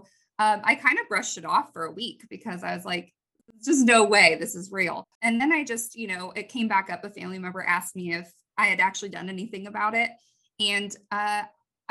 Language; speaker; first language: English; native; English